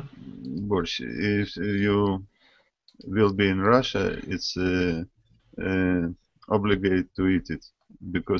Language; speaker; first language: English; non-native, learner; Russian